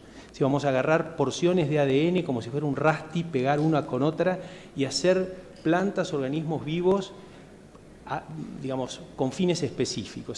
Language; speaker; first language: Spanish; native; Spanish